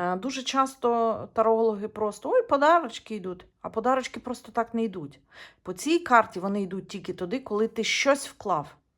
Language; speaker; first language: Ukrainian; native; Ukrainian